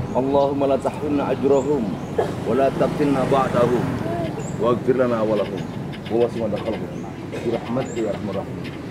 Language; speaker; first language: Indonesian; native; Indonesian